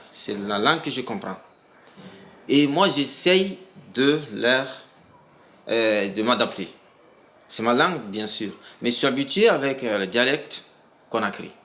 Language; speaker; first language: French; non-native, local second language; Mandingo